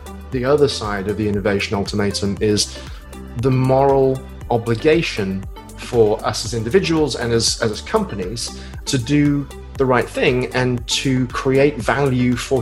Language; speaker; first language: English; native; English